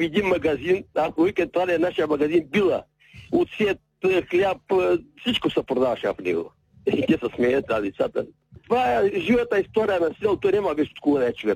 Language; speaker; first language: Bulgarian; native; Bulgarian